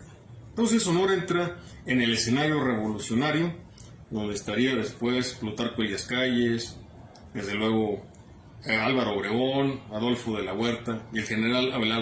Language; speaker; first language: Spanish; native; Spanish